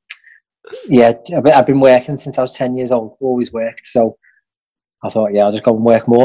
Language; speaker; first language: English; native; English